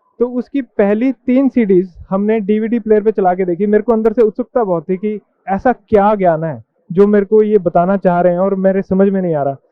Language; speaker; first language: Hindi; native; Hindi